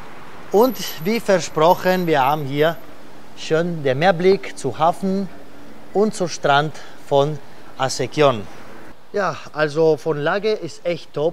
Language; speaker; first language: German; non-native, fluent; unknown